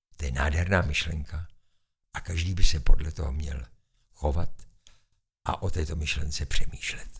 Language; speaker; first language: Czech; native; Czech